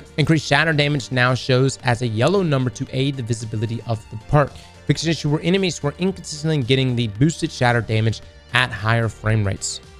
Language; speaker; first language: English; native; English